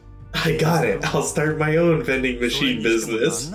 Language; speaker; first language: English; native; English